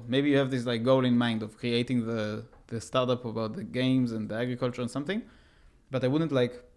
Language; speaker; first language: English; non-native, fluent; Hebrew